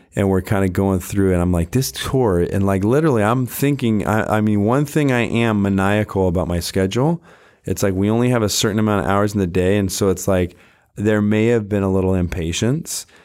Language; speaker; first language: English; native; English